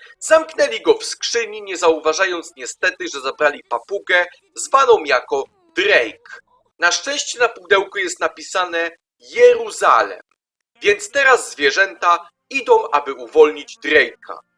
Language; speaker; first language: Polish; native; Polish